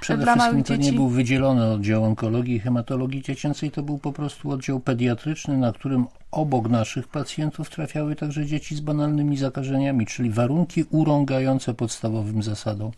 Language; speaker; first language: Polish; native; Polish